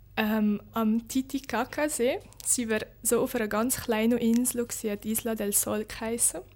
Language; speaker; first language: German; early bilingual, other home language; Bosnian